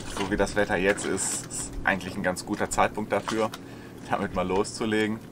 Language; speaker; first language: German; native; German